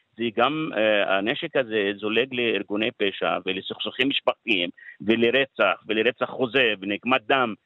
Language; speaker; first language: Hebrew; non-native, local second language; Arabic